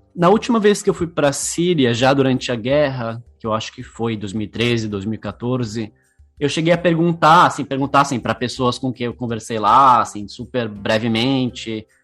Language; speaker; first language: Portuguese; native; Portuguese